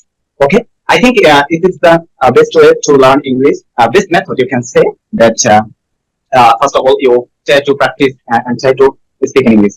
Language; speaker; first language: English; non-native, learner; Bangla